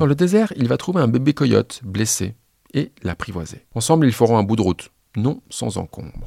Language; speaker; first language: French; native; French